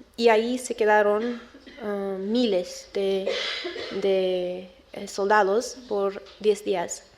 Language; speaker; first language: Spanish; non-native, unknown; Romanian